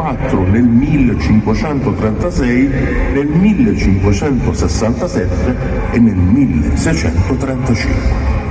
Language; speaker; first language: Italian; native; Italian